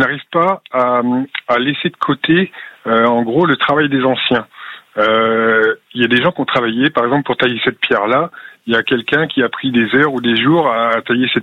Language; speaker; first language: French; native; French